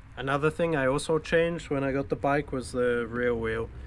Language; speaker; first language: English; native; English